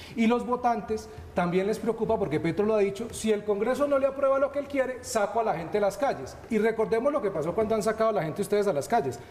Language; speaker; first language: Spanish; native; Spanish